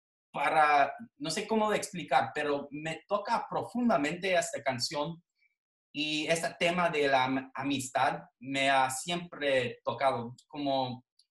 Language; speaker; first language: Spanish; non-native, fluent; English